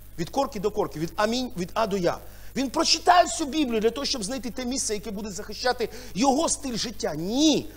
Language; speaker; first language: Ukrainian; non-native, local second language; Russian